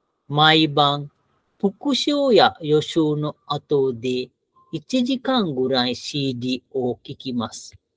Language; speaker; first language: Japanese; non-native, fluent; Sinhala